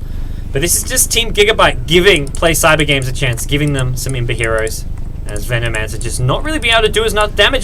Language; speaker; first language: English; native; English